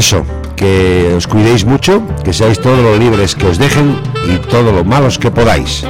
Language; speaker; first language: Spanish; native; Spanish